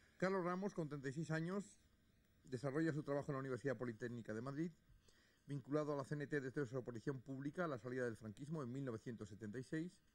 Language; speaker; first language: Spanish; native; Spanish